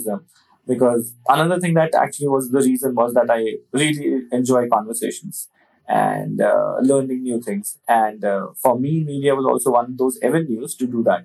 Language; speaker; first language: English; non-native, local second language; Hindi